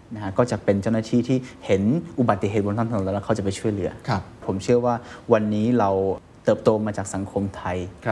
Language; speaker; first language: Thai; non-native, fluent; Chinese